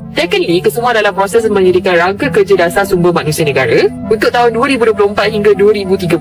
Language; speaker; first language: Malay; native; Malay